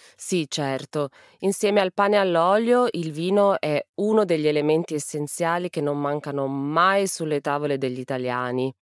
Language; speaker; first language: Italian; native; Italian